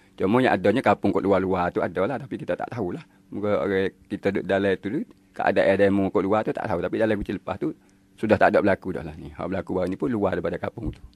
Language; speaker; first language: Malay; native; Malay